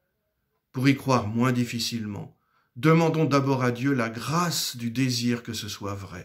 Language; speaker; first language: French; native; French